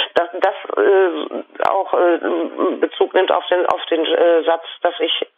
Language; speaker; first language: German; native; German